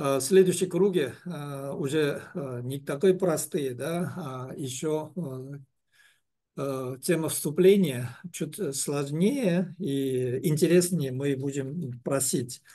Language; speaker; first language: Russian; non-native, learner; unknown